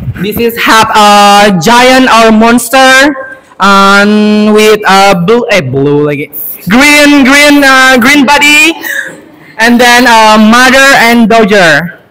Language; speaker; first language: English; non-native, learner; Indonesian